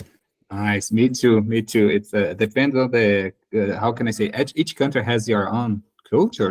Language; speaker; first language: English; non-native, learner; Portuguese